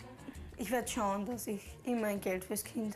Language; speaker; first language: German; early bilingual, other home language; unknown